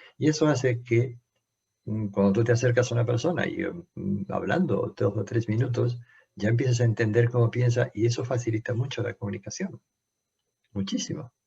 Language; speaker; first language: Spanish; native; Spanish